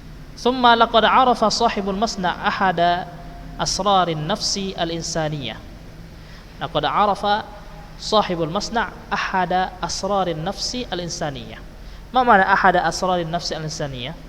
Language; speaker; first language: Arabic; non-native, fluent; Indonesian